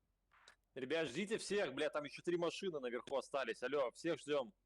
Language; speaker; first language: Russian; native; Russian